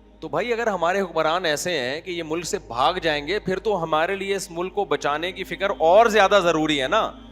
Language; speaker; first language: Urdu; native; Urdu